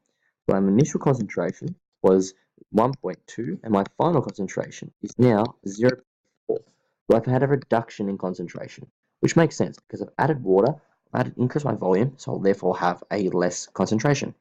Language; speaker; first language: English; native; English